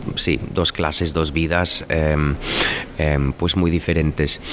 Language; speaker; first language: Spanish; non-native, fluent; German